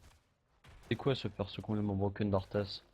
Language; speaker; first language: French; native; French